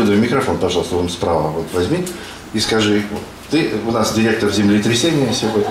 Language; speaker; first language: Russian; native; Russian